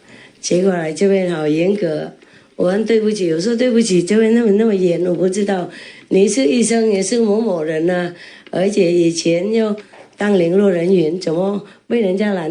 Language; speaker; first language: Chinese; non-native, fluent; Vietnamese